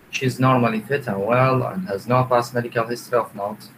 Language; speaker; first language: English; non-native, fluent; Arabic